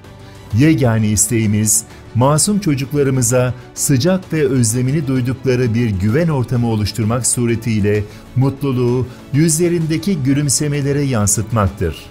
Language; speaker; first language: Turkish; native; Turkish